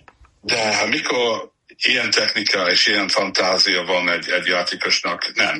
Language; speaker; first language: Hungarian; non-native, learner; English